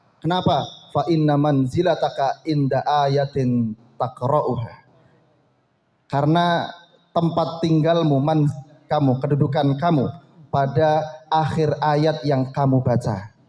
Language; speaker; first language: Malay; non-native, local second language; Javanese